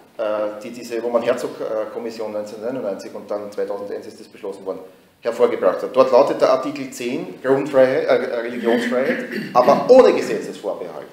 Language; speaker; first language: German; native; German